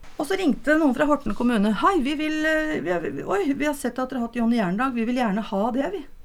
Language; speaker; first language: Norwegian; native; Norwegian